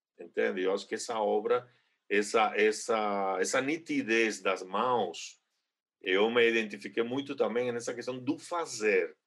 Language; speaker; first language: Portuguese; non-native, fluent; Spanish